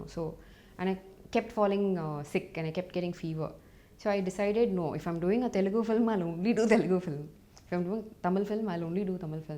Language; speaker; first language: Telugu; non-native, fluent; Tamil